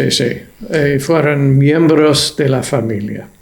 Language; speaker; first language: Spanish; non-native, fluent; English